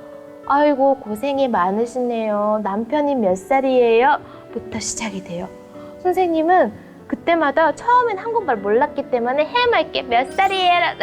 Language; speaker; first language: Korean; non-native, fluent; Mongolian